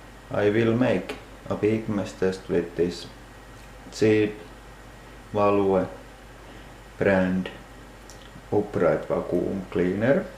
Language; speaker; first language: English; non-native, fluent; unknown